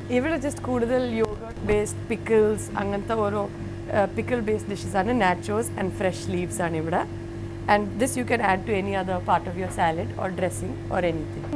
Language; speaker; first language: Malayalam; early bilingual, heritage; Malayalam